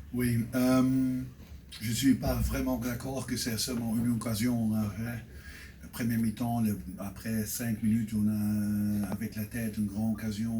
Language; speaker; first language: French; non-native, fluent; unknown